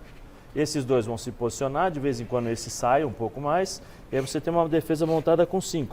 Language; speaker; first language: Portuguese; native; Portuguese